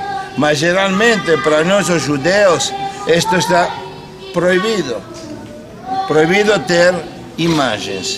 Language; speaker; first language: Portuguese; non-native, fluent; Spanish